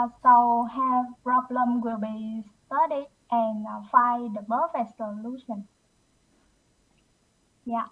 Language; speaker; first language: English; non-native, learner; Vietnamese